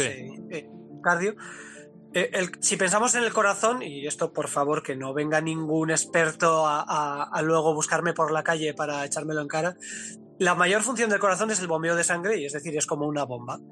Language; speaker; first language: Spanish; native; Spanish